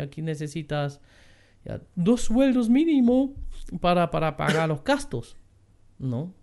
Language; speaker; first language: Spanish; non-native, fluent; German